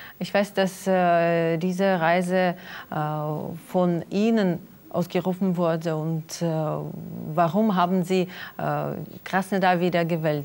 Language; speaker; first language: German; non-native, learner; Russian